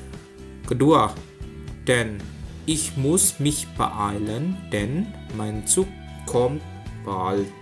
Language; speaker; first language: German; non-native, fluent; Indonesian